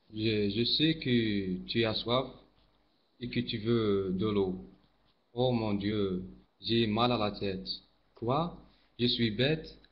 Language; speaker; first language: French; non-native, learner; Arabic